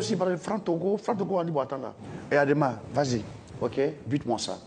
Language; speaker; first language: French; non-native, local second language; Dyula